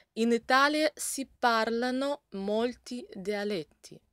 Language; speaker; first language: Italian; non-native, fluent; Russian